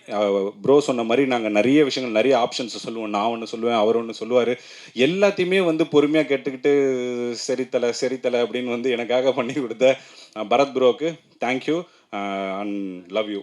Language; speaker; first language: Tamil; native; Tamil